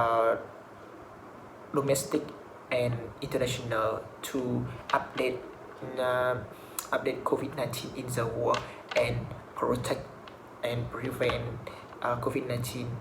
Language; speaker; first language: English; non-native, learner; Vietnamese